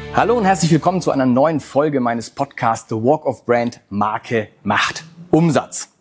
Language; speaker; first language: German; native; German